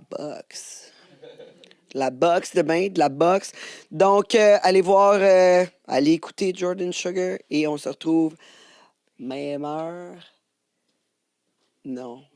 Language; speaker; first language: French; native; French